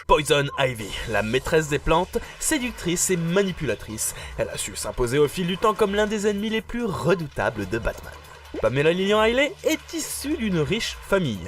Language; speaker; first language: French; native; French